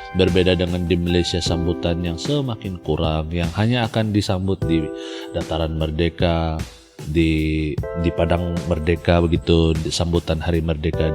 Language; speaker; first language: Malay; native; Malay